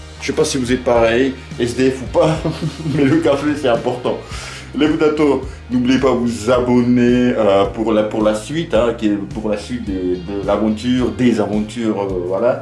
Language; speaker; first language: French; native; French